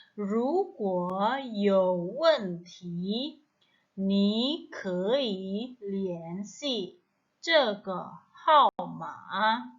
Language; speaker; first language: Chinese; non-native, fluent; Indonesian